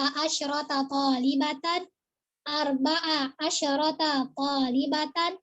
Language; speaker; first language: Arabic; non-native, learner; Indonesian